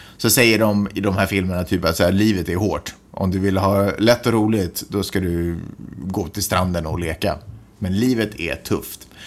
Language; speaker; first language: Swedish; native; Swedish